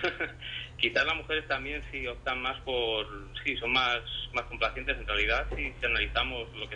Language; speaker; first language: Spanish; native; Spanish